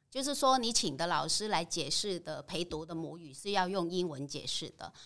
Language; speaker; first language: Chinese; non-native, fluent; Vietnamese